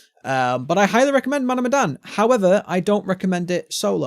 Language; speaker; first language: English; native; English